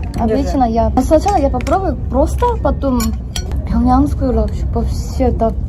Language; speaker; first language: Russian; non-native, learner; Korean